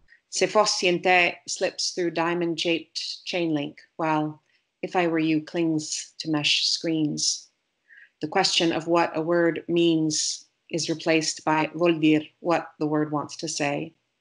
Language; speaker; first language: English; native; English